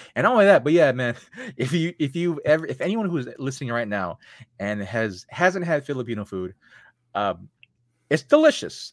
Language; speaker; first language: English; early bilingual, other home language; Filipino